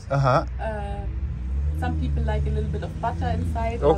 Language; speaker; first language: English; non-native, fluent; German